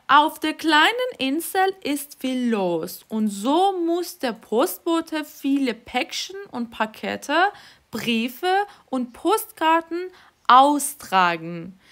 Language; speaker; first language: German; non-native, fluent; Persian